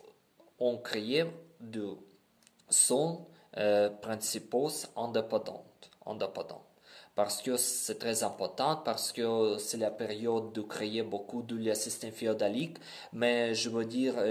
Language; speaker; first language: French; non-native, learner; Ukrainian